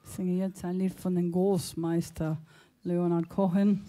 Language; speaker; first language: German; non-native, fluent; Spanish